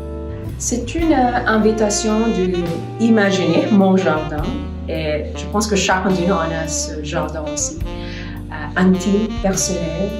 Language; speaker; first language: French; non-native, fluent; Filipino